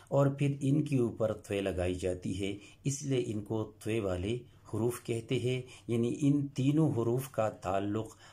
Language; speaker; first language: Urdu; non-native, local second language; Pashto